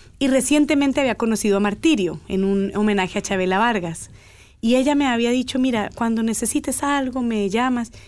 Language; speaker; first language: Spanish; native; Spanish